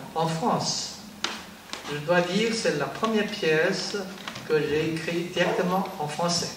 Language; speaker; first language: French; non-native, fluent; Chinese